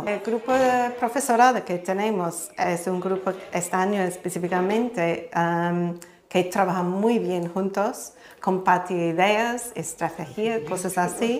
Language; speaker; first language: Spanish; non-native, fluent; English